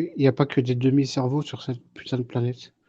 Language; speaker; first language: French; native; French